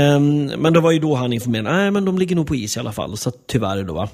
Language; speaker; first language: Swedish; native; Swedish